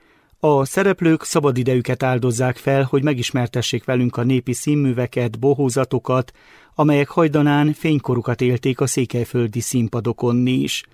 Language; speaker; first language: Hungarian; native; Hungarian